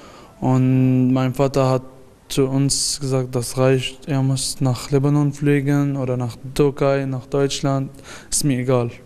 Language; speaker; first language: German; early bilingual, other home language; Arabic